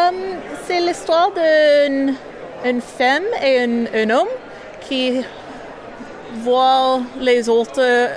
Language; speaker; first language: French; non-native, learner; English